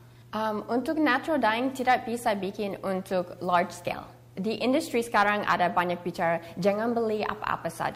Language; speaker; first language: Indonesian; early bilingual, heritage; Indonesian